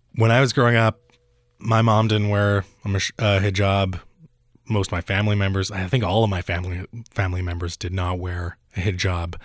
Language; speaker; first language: English; early bilingual, other home language; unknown